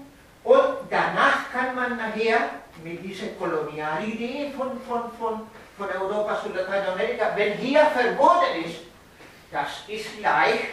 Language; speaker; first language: German; non-native, fluent; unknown